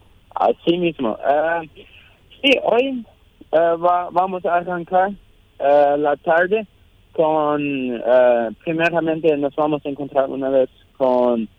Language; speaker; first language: Spanish; non-native, local second language; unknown